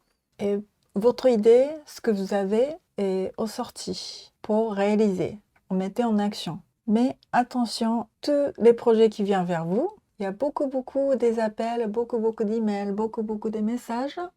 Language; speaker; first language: French; non-native, learner; Japanese